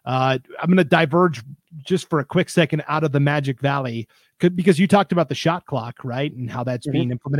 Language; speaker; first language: English; native; English